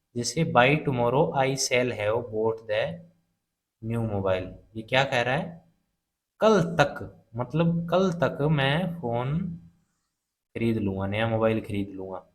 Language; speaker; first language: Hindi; native; Hindi